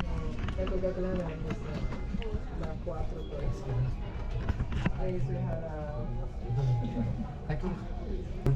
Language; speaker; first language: Spanish; native; Spanish